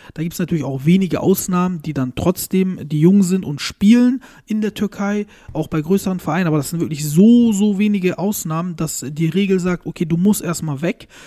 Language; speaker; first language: German; early bilingual, other home language; Turkish